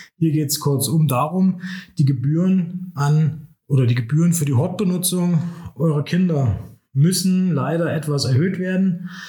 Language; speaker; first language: German; native; German